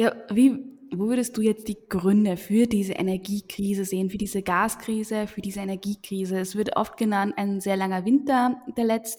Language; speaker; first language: German; native; German